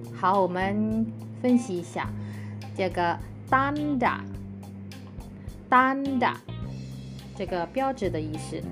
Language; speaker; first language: Chinese; non-native, fluent; Indonesian